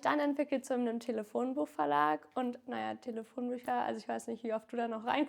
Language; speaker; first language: German; native; German